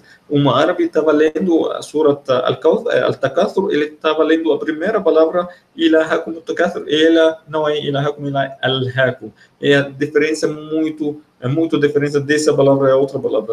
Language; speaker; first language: Portuguese; non-native, fluent; Arabic